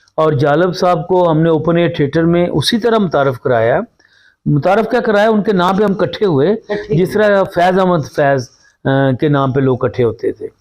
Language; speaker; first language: Urdu; non-native, local second language; Punjabi